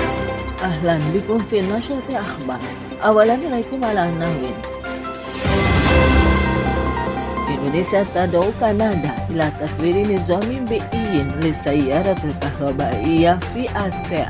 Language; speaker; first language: Arabic; non-native, fluent; Indonesian